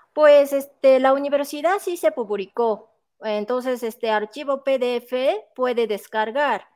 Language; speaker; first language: Spanish; non-native, fluent; Japanese